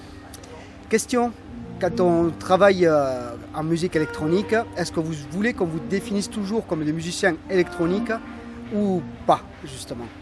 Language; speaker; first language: French; native; French